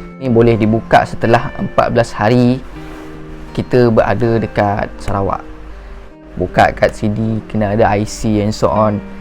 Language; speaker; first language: Malay; native; Malay